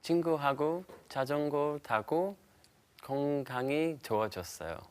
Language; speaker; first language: Korean; non-native, learner; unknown